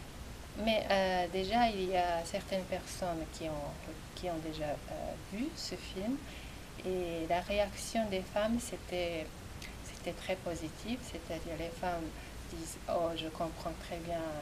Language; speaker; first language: French; non-native, fluent; Japanese